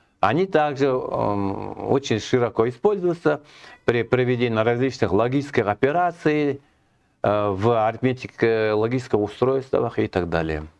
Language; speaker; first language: Russian; non-native, local second language; Kazakh